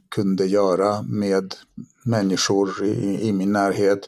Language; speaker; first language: Swedish; early bilingual, other home language; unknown